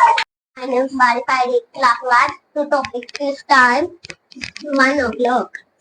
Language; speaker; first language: English; non-native, learner; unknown